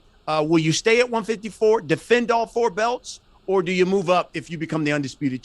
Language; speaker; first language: English; native; English